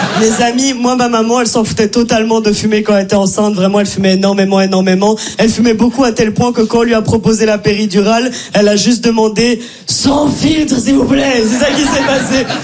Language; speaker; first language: French; native; French